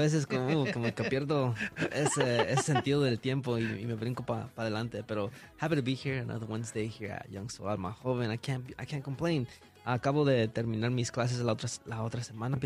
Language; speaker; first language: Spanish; early bilingual, heritage; Spanish